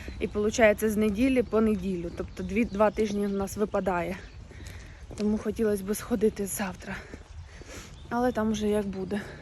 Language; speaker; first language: Ukrainian; non-native, local second language; Russian